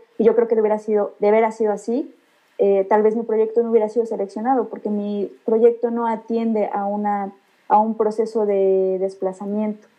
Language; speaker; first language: Spanish; native; Spanish